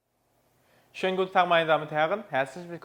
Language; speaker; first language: German; non-native, fluent; Korean